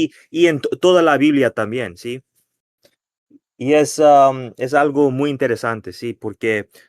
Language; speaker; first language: Spanish; non-native, fluent; English